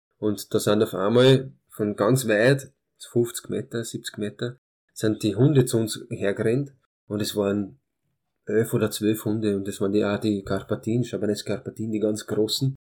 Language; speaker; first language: German; early bilingual, other home language; Hungarian